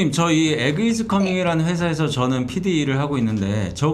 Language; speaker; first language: Korean; native; Korean